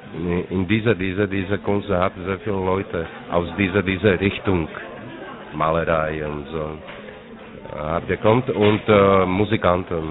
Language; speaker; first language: German; non-native, learner; Czech